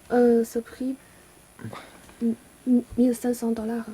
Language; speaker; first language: French; non-native, learner; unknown